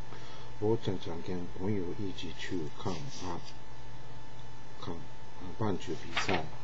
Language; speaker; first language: Chinese; non-native, learner; Japanese